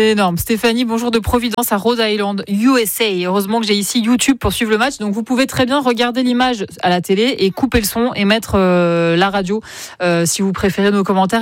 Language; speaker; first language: French; native; French